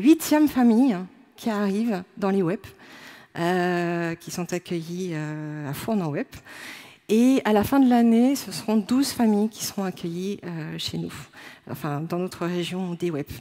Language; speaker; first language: French; native; French